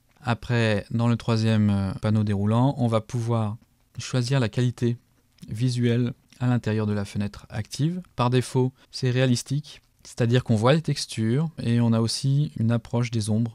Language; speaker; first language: French; native; French